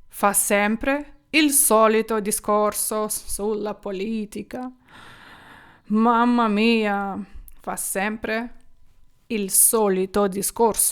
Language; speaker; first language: Italian; non-native, fluent; Ukrainian